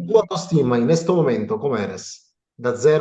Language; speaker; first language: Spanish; non-native, learner; Italian